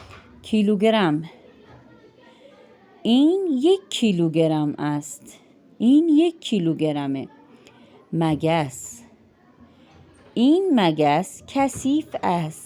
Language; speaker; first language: Persian; non-native, fluent; Urdu